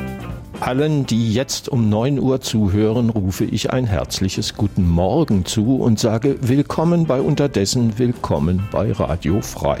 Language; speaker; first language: German; native; German